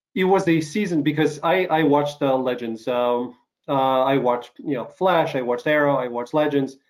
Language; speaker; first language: English; non-native, fluent; Ukrainian